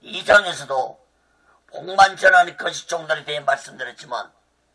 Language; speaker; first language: Korean; native; Korean